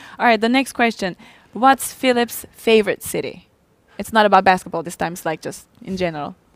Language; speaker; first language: English; non-native, fluent; Turkish